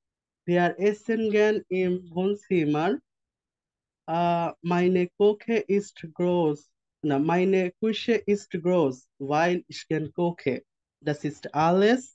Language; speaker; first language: German; non-native, learner; Bangla